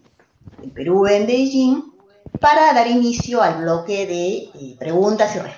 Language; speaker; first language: Spanish; native; Spanish